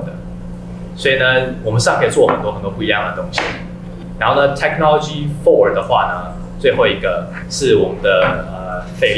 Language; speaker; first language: Chinese; native; Chinese